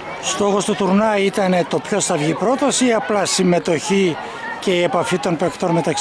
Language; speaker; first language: Greek; native; Greek